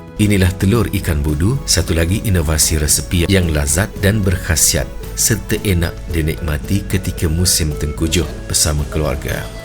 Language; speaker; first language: Malay; native; Malay